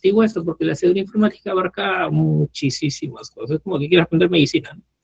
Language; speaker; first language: Spanish; native; Spanish